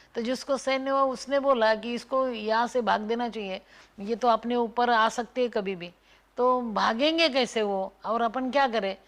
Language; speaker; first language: Hindi; non-native, local second language; Marathi